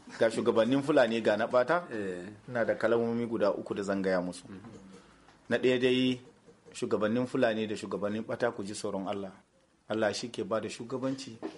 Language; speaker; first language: Hausa; non-native, local second language; Fula